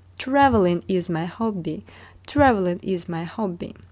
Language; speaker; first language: English; non-native, fluent; Russian